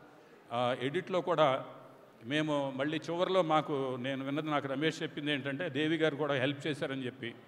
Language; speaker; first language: Telugu; native; Telugu